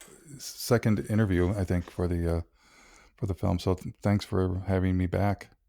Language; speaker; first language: English; native; English